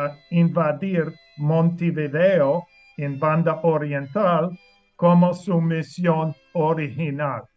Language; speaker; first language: Spanish; non-native, learner; English